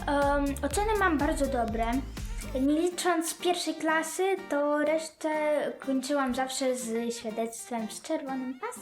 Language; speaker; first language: Polish; early bilingual, other home language; Ukrainian